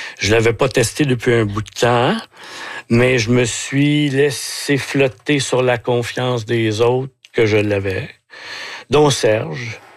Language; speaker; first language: French; native; French